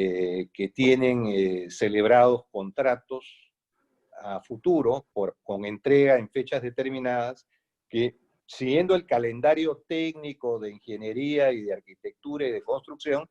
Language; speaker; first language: Spanish; native; Spanish